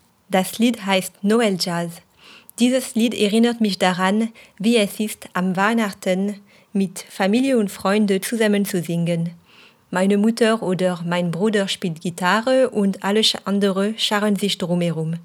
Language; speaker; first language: German; non-native, fluent; French